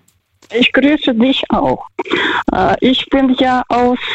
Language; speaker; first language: German; non-native, fluent; Russian